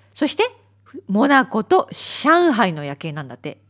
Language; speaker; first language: Japanese; native; Japanese